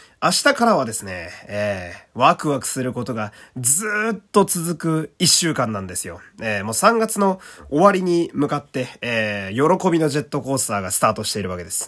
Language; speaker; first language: Japanese; native; Japanese